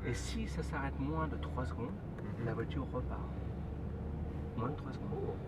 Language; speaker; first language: French; native; French